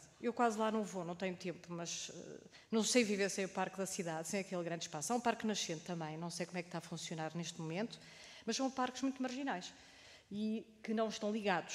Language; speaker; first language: Portuguese; native; Portuguese